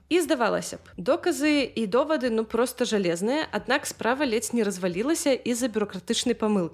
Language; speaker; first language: Belarusian; non-native, local second language; Russian